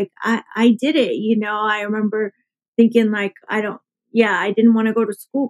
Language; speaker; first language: English; early bilingual, other home language; Spanish